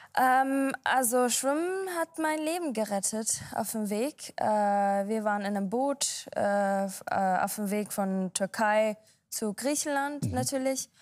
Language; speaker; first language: German; non-native, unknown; Arabic